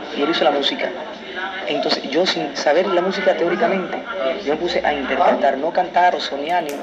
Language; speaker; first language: Spanish; early bilingual, heritage; Spanish